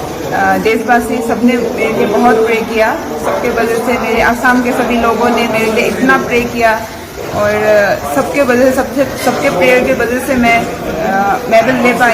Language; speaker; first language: Hindi; non-native, local second language; Assamese